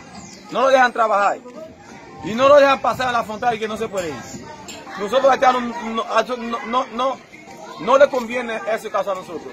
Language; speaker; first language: Spanish; non-native, learner; Haitian Creole